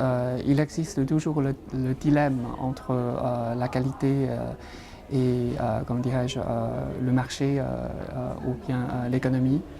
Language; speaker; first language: French; non-native, fluent; Chinese